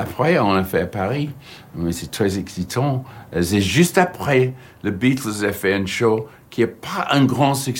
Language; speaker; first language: French; non-native, learner; English